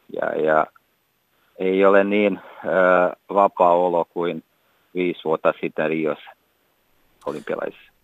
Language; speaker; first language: Finnish; non-native, fluent; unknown